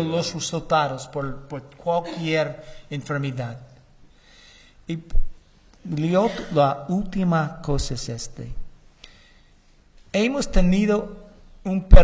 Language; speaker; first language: Spanish; non-native, learner; English